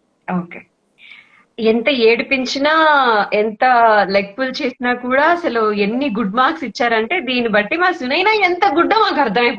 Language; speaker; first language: Telugu; native; Telugu